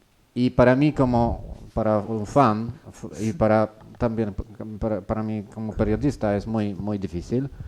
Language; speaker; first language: Spanish; non-native, learner; Polish